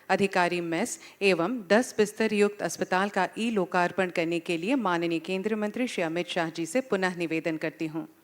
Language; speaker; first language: Hindi; non-native, local second language; Assamese